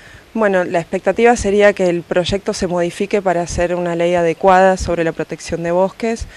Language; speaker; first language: Spanish; native; Spanish